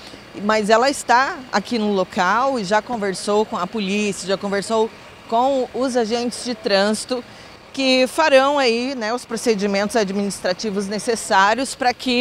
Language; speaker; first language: Portuguese; native; Portuguese